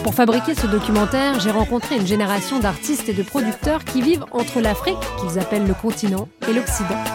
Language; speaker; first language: French; native; French